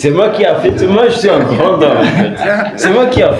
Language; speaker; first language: French; non-native, learner; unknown